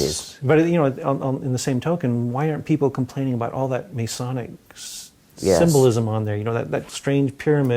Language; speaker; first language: English; native; English